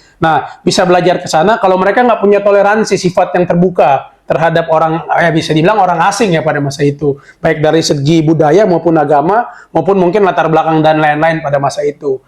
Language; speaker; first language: Indonesian; native; Indonesian